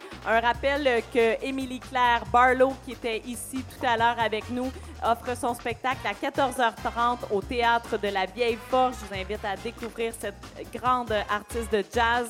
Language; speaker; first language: French; native; French